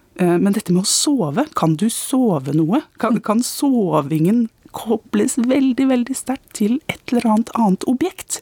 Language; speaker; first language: Norwegian; native; Norwegian